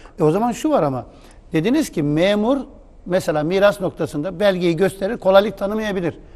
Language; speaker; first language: Turkish; native; Turkish